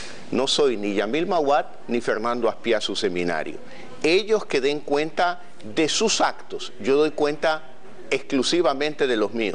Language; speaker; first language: Spanish; native; Spanish